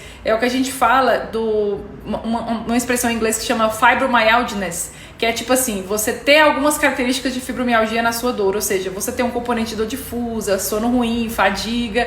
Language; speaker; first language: Portuguese; native; Portuguese